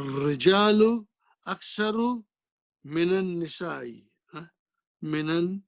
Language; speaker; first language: Arabic; non-native, fluent; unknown